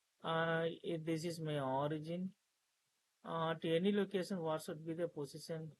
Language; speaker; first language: English; non-native, local second language; Tamil